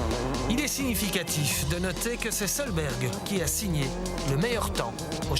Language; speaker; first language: French; native; French